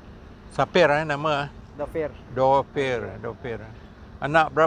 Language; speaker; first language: Malay; native; Malay